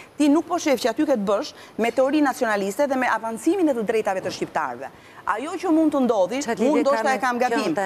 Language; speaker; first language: Albanian; native; Albanian